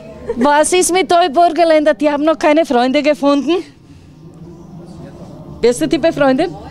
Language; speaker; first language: German; non-native, learner; Croatian